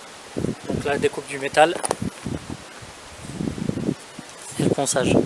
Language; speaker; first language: French; native; French